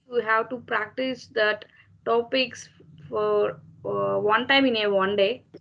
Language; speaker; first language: English; non-native, learner; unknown